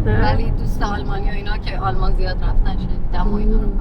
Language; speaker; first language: Persian; native; Persian